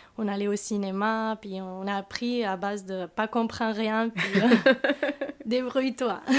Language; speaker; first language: French; non-native, fluent; Spanish